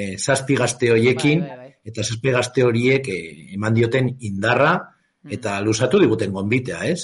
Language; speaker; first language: Basque; native; Basque